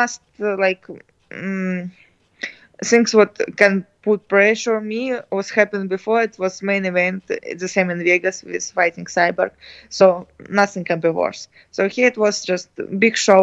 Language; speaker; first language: English; non-native, learner; Russian